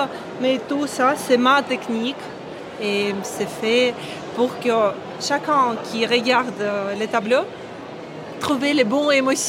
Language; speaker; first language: French; non-native, learner; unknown